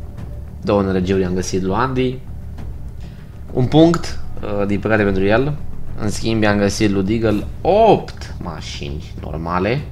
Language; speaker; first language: Romanian; native; Romanian